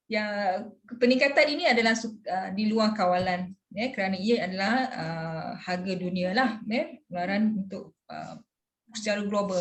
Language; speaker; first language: Malay; native; Malay